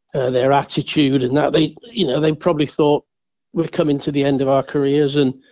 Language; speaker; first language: English; native; English